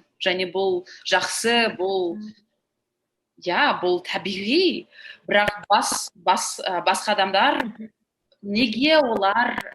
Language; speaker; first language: Kazakh; non-native, learner; English